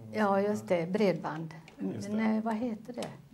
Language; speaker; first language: Swedish; non-native, learner; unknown